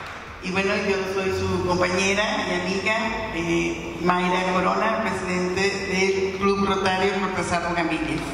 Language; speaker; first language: Spanish; native; Spanish